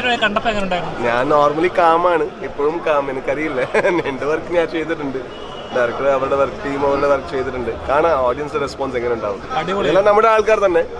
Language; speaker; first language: Malayalam; non-native, learner; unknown